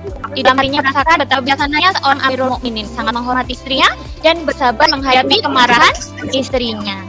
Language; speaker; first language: Indonesian; native; Indonesian